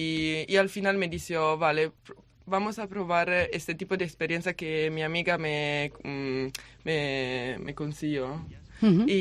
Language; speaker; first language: Spanish; non-native, learner; Italian